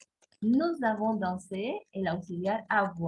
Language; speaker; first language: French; non-native, fluent; Spanish